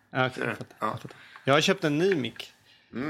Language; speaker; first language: Swedish; native; Swedish